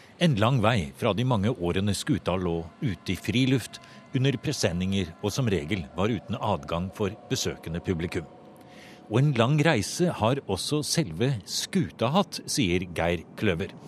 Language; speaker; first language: Norwegian; native; Norwegian